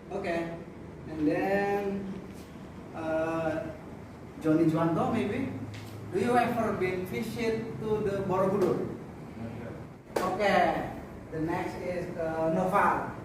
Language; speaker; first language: English; non-native, learner; Indonesian